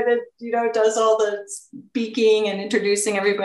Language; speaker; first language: English; native; English